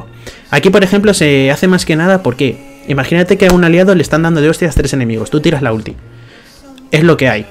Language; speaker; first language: Spanish; native; Spanish